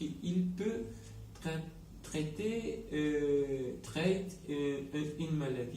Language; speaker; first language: French; non-native, learner; Spanish